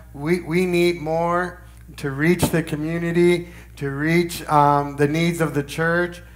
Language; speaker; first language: English; early bilingual, other home language; Spanish